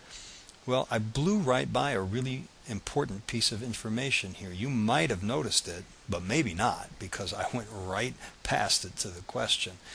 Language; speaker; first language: English; native; English